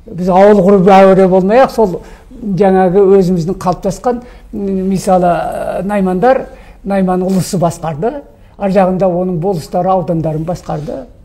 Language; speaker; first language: Kazakh; early bilingual, heritage; Kazakh